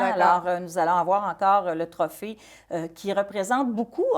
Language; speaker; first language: French; native; French